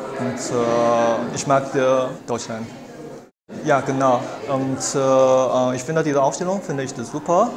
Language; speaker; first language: German; non-native, learner; Chinese